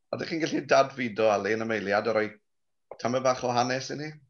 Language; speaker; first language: Welsh; native; Welsh